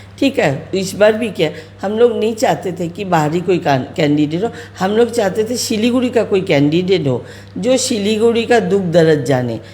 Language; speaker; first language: Hindi; native; Hindi